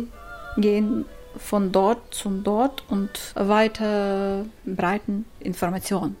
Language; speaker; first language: German; non-native, learner; Ukrainian